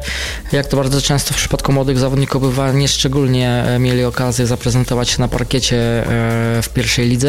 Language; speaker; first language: Polish; native; Polish